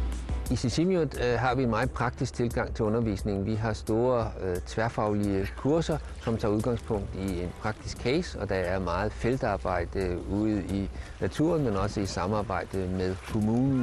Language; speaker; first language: Danish; native; Danish